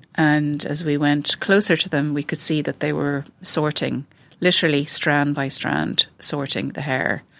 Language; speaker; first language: English; native; English